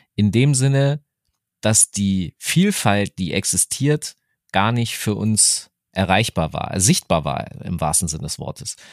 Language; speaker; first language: German; native; German